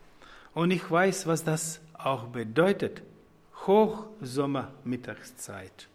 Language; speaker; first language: German; non-native, fluent; Croatian